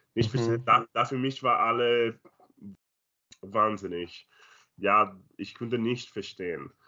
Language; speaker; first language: German; non-native, learner; Spanish